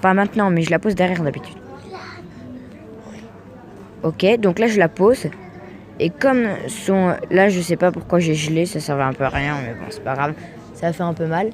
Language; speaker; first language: French; native; French